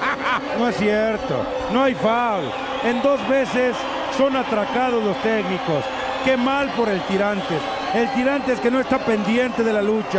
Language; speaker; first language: Spanish; native; Spanish